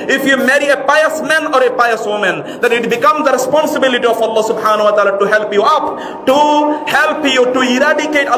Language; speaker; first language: English; non-native, local second language; Bangla